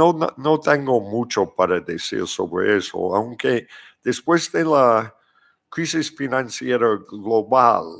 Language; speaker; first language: Spanish; non-native, fluent; English